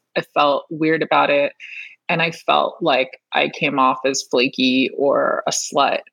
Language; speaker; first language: English; early bilingual, other home language; Persian